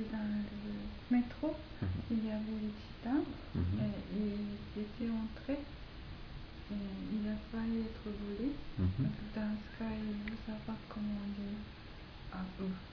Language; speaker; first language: French; non-native, learner; Japanese